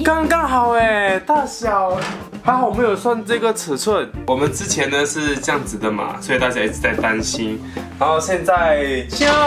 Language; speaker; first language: Chinese; native; Chinese